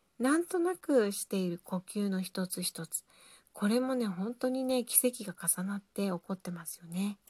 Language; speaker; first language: Japanese; native; Japanese